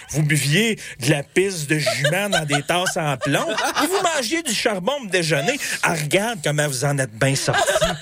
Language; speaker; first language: French; native; French